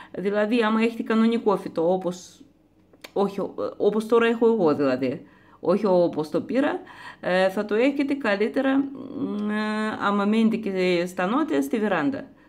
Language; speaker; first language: Greek; non-native, fluent; Russian